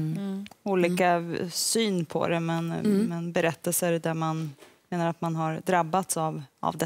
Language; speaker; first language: Swedish; native; Swedish